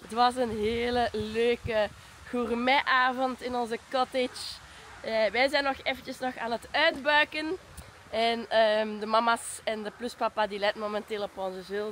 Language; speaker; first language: Dutch; native; Dutch